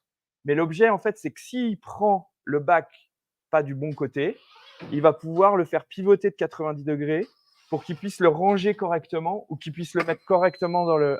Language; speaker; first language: French; native; French